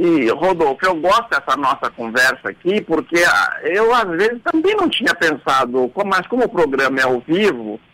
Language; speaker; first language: Portuguese; native; Portuguese